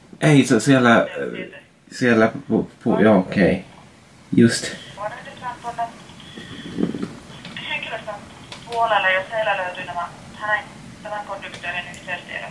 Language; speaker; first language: Finnish; non-native, learner; Swedish